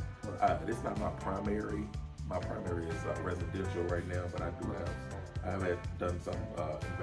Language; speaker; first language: English; native; English